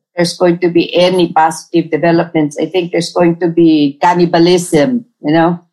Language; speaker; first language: English; non-native, local second language; Tausug